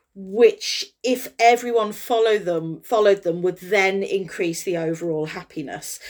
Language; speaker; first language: English; native; English